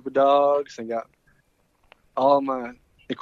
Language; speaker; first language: English; native; English